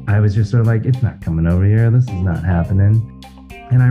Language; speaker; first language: English; native; English